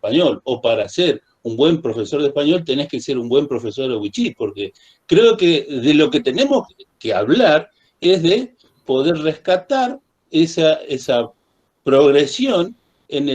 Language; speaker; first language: Spanish; native; Spanish